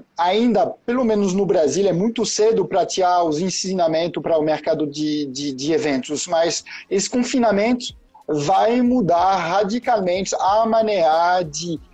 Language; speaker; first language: Portuguese; non-native, fluent; French